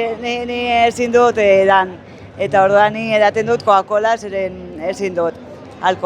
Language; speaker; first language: Basque; non-native, learner; Spanish